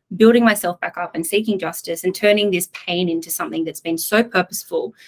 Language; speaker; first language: English; native; English